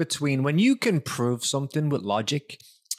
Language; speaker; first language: English; native; English